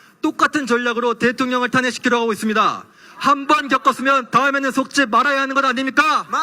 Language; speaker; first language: Korean; native; Korean